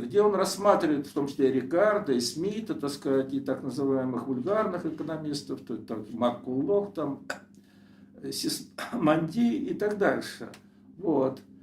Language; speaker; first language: Russian; native; Russian